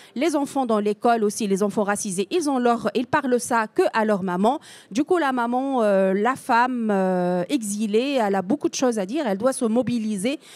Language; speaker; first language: French; non-native, local second language; Arabic